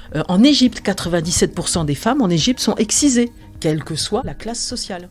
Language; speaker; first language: French; early bilingual, other home language; Arabic